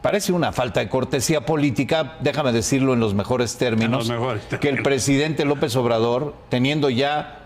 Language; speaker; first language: Spanish; native; Spanish